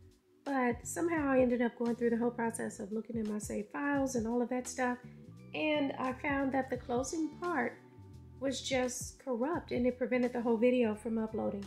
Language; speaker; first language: English; native; English